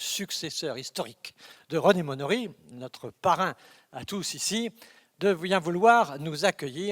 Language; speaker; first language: French; native; French